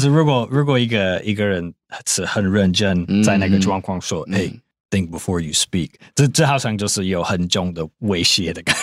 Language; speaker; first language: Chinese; non-native, fluent; English